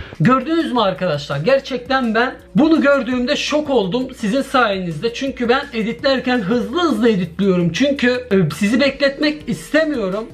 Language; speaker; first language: Turkish; early bilingual, heritage; Turkish